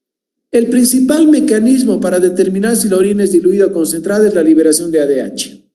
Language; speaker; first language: Spanish; native; Spanish